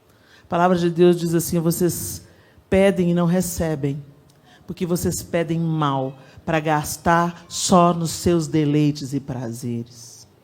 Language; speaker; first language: Portuguese; native; Portuguese